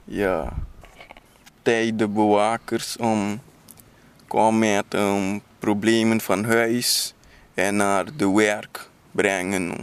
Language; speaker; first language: Dutch; non-native, learner; Papiamento